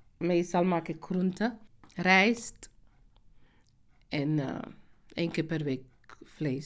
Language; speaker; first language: Dutch; non-native, fluent; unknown